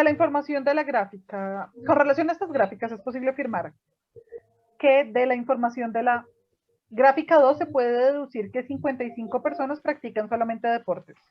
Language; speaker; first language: Spanish; native; Spanish